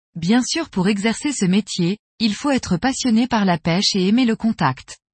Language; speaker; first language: French; non-native, fluent; Spanish